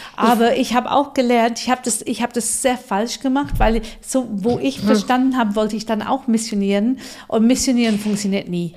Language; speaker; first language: German; non-native, fluent; English